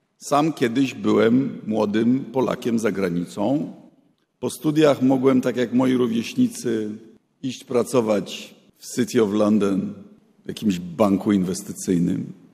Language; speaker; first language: Polish; native; Polish